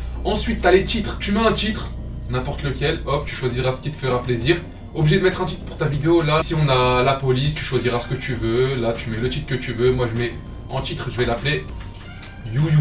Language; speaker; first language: French; native; French